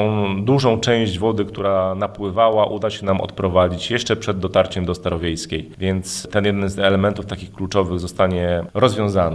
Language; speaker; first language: Polish; native; Polish